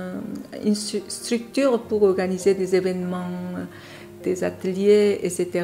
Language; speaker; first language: French; non-native, fluent; Korean